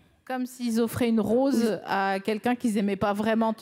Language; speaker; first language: French; native; French